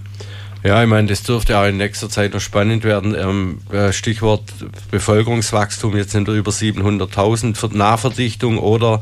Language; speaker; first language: German; native; German